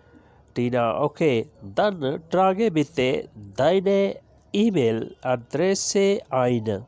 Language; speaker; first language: German; non-native, learner; Urdu